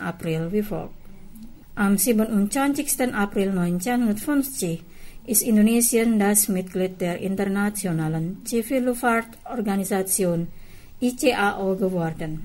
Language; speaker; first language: German; non-native, fluent; Indonesian